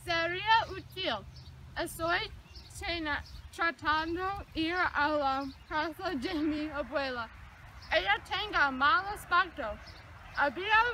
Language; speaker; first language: Spanish; non-native, learner; English